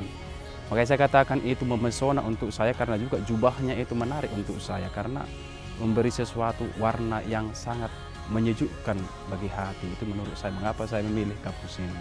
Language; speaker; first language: Indonesian; native; Indonesian